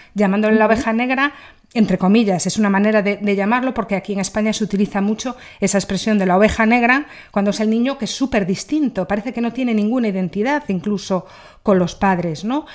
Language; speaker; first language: Spanish; native; Spanish